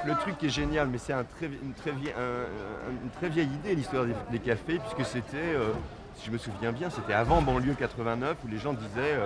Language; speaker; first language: French; native; French